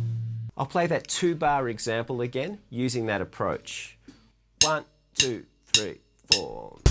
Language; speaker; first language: English; native; English